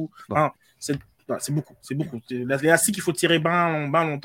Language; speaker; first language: French; native; French